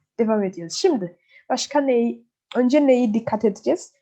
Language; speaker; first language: Turkish; non-native, learner; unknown